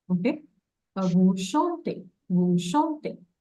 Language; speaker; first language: French; non-native, fluent; English